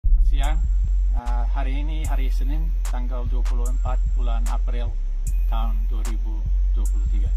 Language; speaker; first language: Indonesian; non-native, learner; English